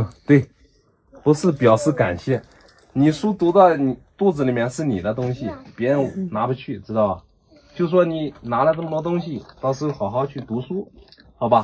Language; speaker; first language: Chinese; native; Chinese